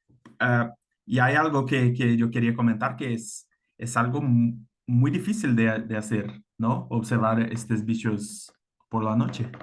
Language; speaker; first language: Spanish; non-native, fluent; Portuguese